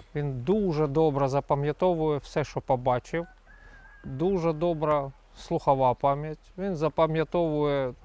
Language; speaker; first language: Ukrainian; native; Ukrainian